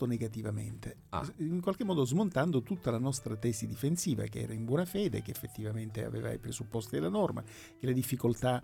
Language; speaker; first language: Italian; native; Italian